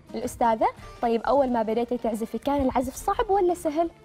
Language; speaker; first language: Arabic; native; Arabic